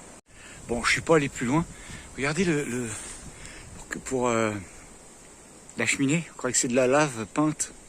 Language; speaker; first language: French; native; French